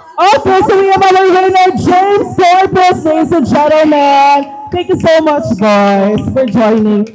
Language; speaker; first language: English; non-native, local second language; Filipino